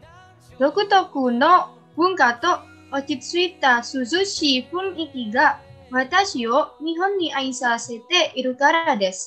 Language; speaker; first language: Japanese; non-native, learner; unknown